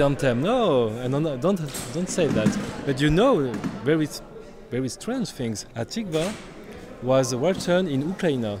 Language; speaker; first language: English; non-native, learner; French